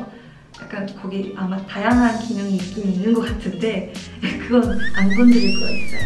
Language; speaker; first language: Korean; non-native, fluent; Japanese